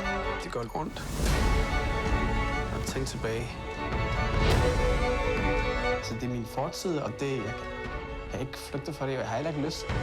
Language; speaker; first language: Danish; early bilingual, other home language; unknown